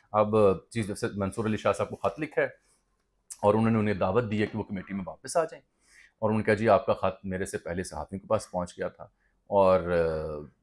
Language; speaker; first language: Urdu; native; Urdu